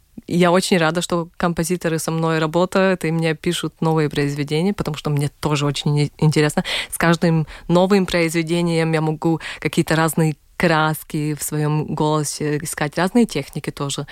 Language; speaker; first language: Russian; non-native, local second language; Latvian